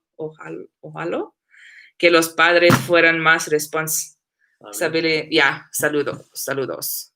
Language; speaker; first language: Spanish; non-native, learner; English